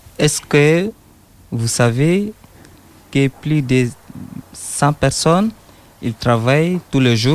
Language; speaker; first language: French; non-native, learner; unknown